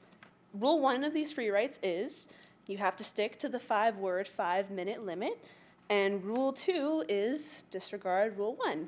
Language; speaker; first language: English; native; English